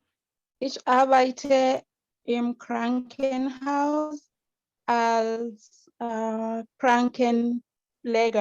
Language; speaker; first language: German; non-native, learner; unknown